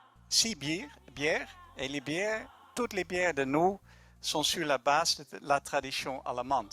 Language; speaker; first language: French; non-native, fluent; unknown